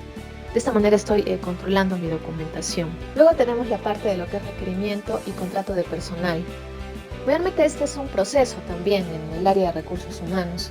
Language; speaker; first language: Spanish; native; Spanish